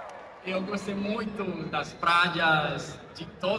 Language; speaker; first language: Portuguese; non-native, fluent; Spanish